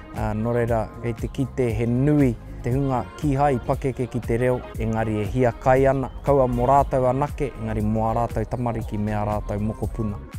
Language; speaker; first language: Māori; native; Māori